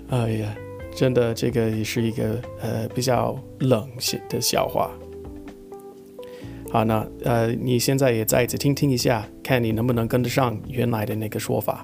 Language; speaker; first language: Chinese; non-native, fluent; English